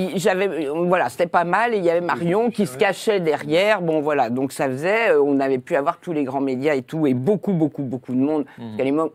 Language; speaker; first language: French; native; French